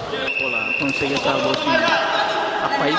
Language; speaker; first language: Portuguese; non-native, local second language; Tetum